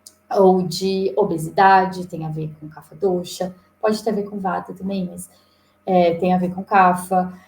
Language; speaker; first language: Portuguese; native; Portuguese